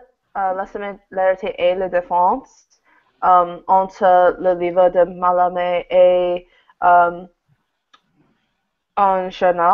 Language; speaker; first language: French; non-native, learner; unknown